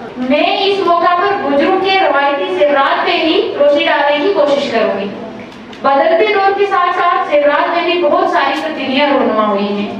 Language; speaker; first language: Urdu; non-native, local second language; Gujari